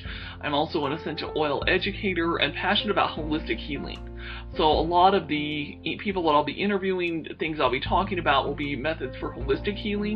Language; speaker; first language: English; native; English